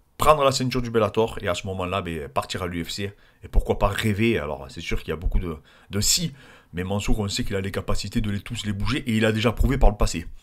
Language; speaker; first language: French; native; French